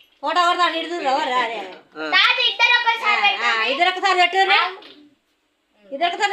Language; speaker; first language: Telugu; native; Telugu